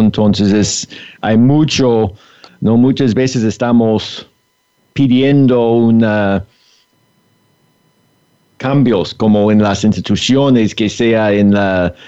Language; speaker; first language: Spanish; non-native, fluent; English